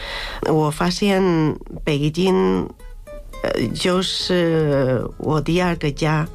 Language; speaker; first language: Chinese; non-native, fluent; Spanish